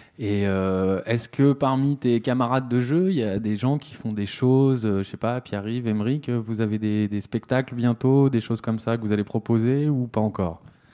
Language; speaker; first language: French; native; French